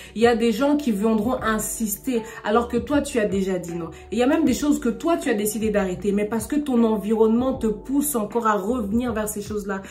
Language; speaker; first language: French; non-native, local second language; Lingala